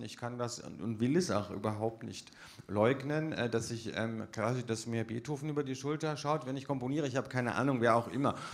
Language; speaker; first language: German; native; German